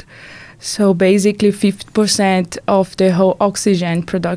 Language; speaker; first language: English; non-native, fluent; Portuguese